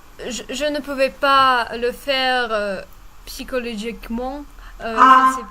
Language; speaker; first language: French; non-native, fluent; Russian